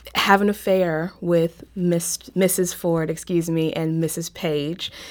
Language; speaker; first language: English; native; English